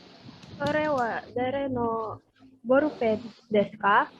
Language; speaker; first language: Japanese; non-native, learner; Indonesian